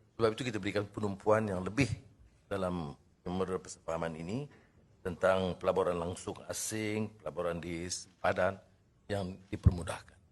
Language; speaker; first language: Malay; native; Malay